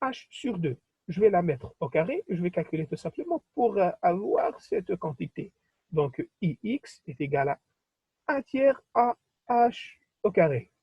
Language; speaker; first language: French; non-native, local second language; Arabic